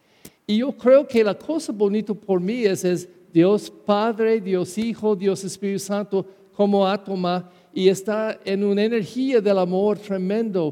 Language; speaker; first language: Spanish; non-native, fluent; English